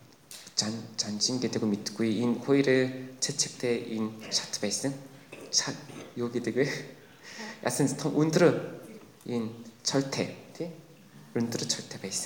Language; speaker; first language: Mongolian; non-native, fluent; Korean